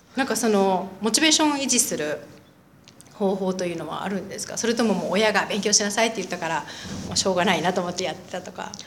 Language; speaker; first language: Japanese; native; Japanese